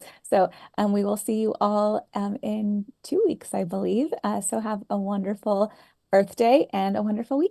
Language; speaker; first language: English; native; English